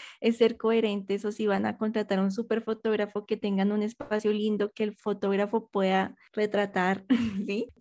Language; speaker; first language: Spanish; native; Spanish